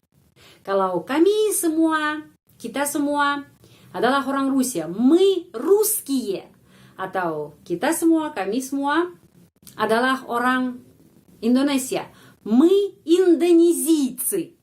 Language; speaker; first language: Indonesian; non-native, fluent; Russian